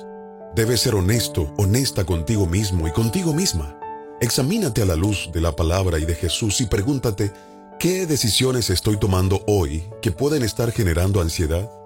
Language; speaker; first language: Spanish; native; Spanish